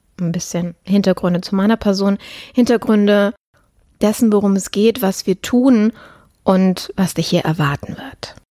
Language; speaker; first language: German; early bilingual, other home language; Polish